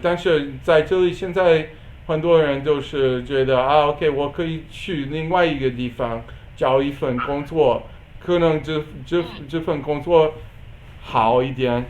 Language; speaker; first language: Chinese; non-native, learner; English